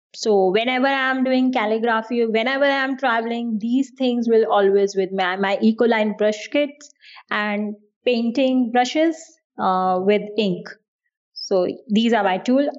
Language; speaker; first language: English; non-native, local second language; Hindi